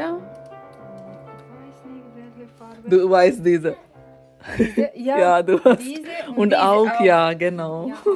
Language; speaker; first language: German; non-native, learner; Telugu